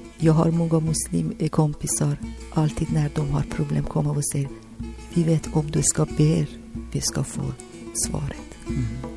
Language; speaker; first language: Swedish; non-native, learner; Persian